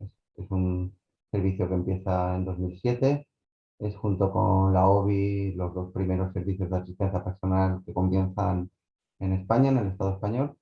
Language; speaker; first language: Spanish; native; Spanish